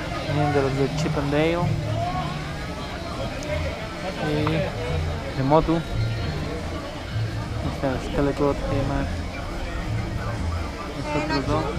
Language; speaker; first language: Spanish; native; Spanish